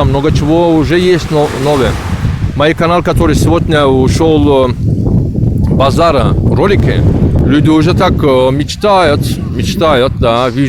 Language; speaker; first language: Russian; non-native, learner; Turkish